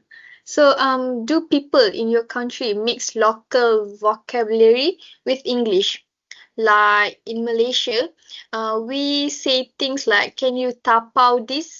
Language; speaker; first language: English; non-native, local second language; Malay